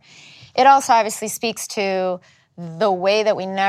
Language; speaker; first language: English; early bilingual, other home language; Spanish